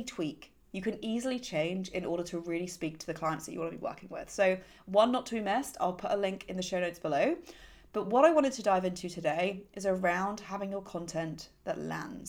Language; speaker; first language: English; native; English